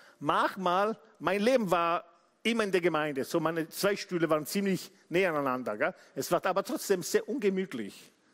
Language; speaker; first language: German; non-native, fluent; Italian